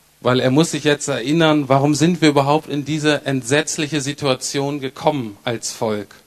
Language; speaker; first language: German; native; German